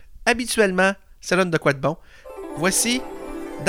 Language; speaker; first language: French; native; French